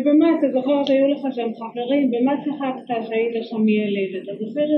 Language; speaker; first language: Hebrew; native; Hebrew